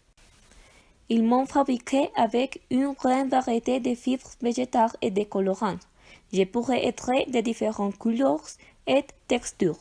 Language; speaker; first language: French; non-native, learner; Spanish